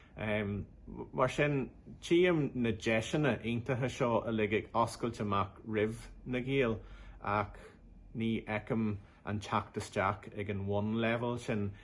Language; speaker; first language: Irish; non-native, local second language; English